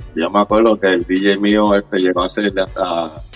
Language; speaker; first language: Spanish; native; Spanish